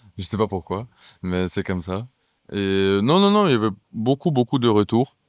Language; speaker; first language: French; non-native, fluent; Russian